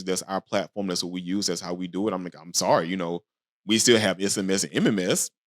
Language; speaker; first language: English; native; English